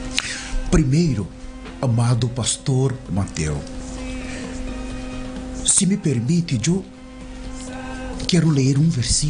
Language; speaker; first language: Spanish; non-native, learner; Portuguese